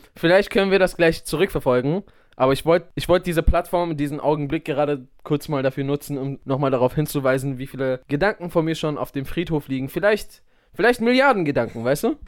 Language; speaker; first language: German; native; German